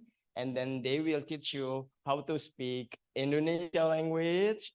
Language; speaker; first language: English; non-native, learner; Indonesian